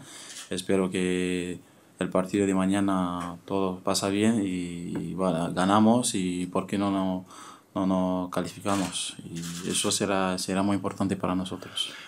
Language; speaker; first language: Spanish; non-native, fluent; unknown